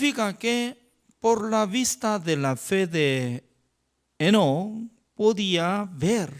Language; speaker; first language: Spanish; non-native, learner; Korean